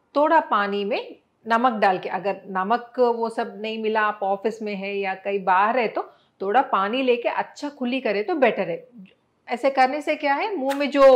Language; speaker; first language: Hindi; non-native, local second language; Telugu